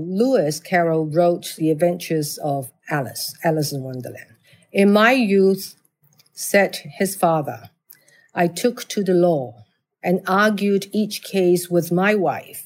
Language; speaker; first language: English; non-native, local second language; Cantonese